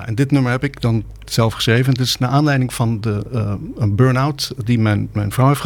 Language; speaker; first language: Dutch; native; Dutch